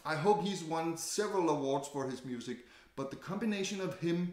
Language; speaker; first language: English; non-native, fluent; Danish